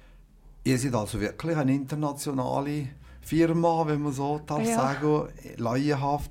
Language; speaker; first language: German; native; German